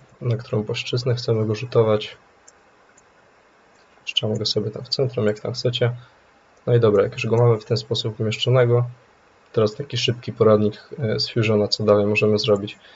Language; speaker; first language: Polish; native; Polish